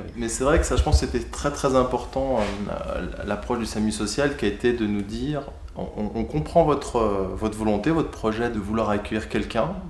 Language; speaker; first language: French; native; French